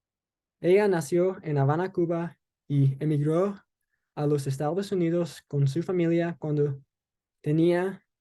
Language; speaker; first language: Spanish; non-native, learner; English